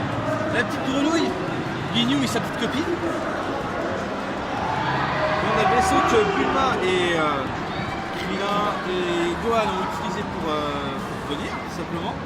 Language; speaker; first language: French; native; French